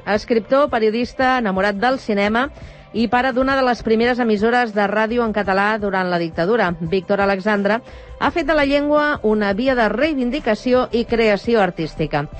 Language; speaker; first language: Catalan; native; Catalan